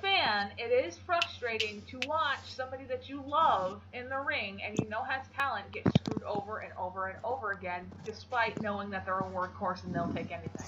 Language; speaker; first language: English; native; English